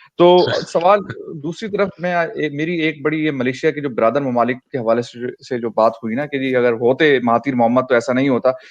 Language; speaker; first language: Urdu; native; Urdu